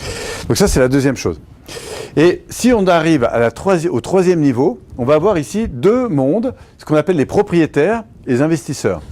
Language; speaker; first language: French; native; French